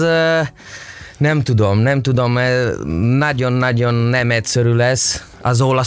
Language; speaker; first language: Hungarian; non-native, learner; Italian